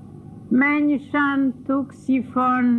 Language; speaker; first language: Swedish; non-native, fluent; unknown